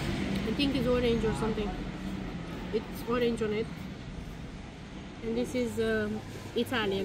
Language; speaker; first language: English; non-native, fluent; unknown